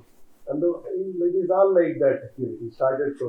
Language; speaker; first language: Tamil; non-native, learner; Kannada